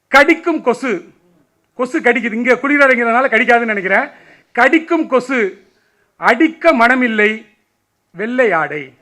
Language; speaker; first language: Tamil; native; Tamil